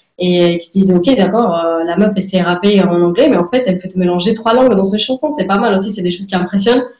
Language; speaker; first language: French; non-native, fluent; English